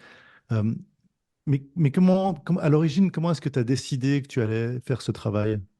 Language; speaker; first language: French; native; French